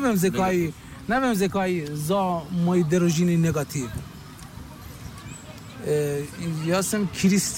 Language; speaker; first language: Slovenian; non-native, learner; Persian